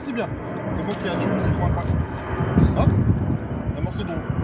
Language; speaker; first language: French; native; French